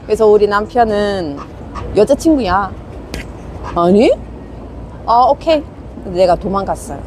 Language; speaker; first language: Korean; non-native, fluent; English